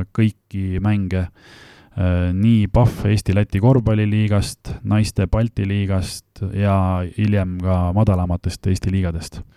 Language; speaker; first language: Estonian; native; Estonian